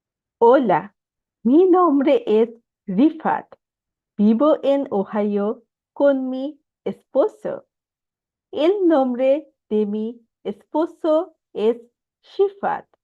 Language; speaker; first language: Spanish; non-native, learner; Bangla